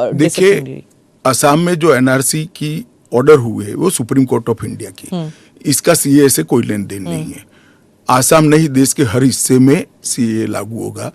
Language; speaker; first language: Hindi; non-native, local second language; Gujarati